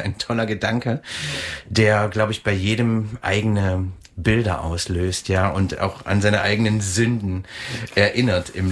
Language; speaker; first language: German; native; German